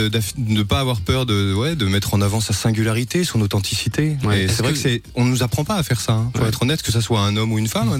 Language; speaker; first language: French; native; French